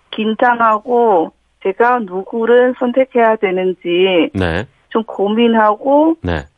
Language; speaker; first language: Korean; non-native, fluent; Vietnamese